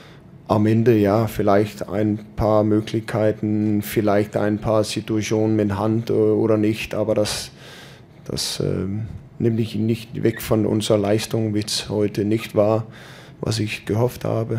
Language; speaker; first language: German; non-native, fluent; Danish